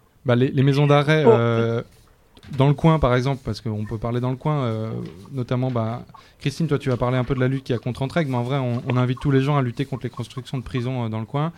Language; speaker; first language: French; native; French